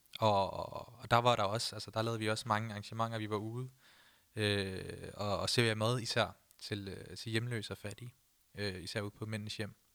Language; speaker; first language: Danish; early bilingual, other home language; Punjabi